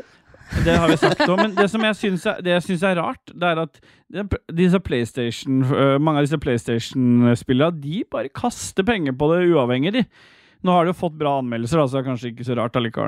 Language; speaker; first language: Norwegian; native; Norwegian